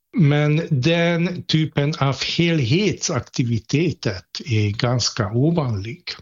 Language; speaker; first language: Swedish; non-native, fluent; Hungarian